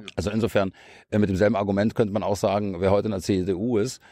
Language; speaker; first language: German; native; German